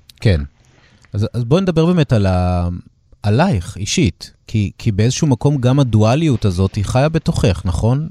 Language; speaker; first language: Hebrew; native; Hebrew